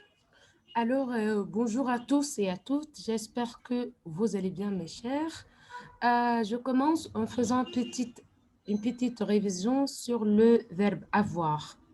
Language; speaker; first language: French; non-native, fluent; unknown